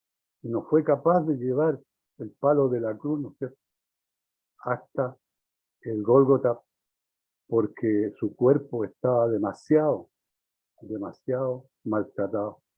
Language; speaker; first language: Spanish; native; Spanish